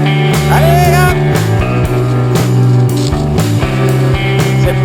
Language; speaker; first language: French; native; French